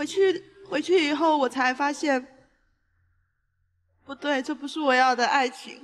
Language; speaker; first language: Chinese; non-native, fluent; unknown